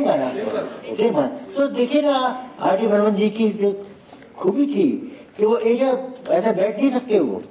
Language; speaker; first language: Hindi; native; Hindi